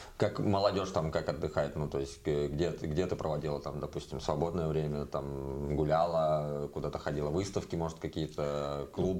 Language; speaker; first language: Russian; native; Russian